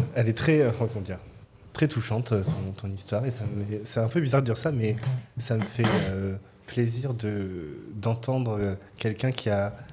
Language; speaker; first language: French; native; French